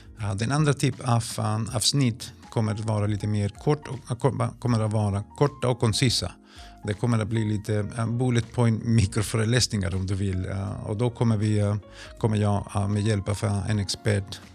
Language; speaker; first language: Swedish; non-native, fluent; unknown